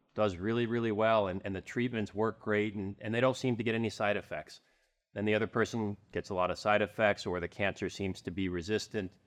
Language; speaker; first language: English; native; English